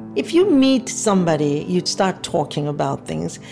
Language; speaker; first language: English; non-native, fluent; Korean